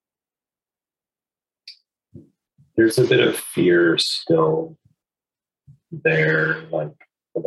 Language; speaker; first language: English; native; English